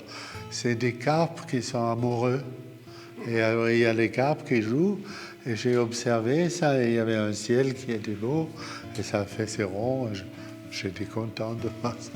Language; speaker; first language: French; non-native, fluent; German